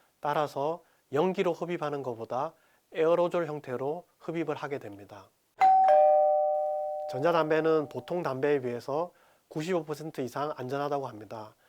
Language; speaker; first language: Korean; native; Korean